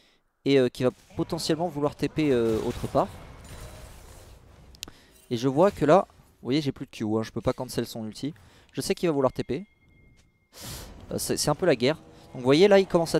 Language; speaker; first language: French; native; French